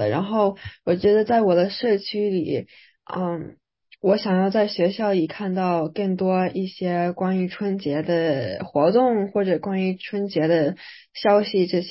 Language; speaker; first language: Chinese; early bilingual, other home language; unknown